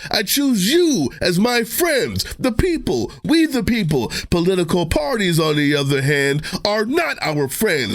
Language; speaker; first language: English; native; English